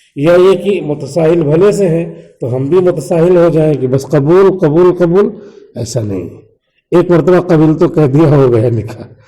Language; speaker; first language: Urdu; native; Urdu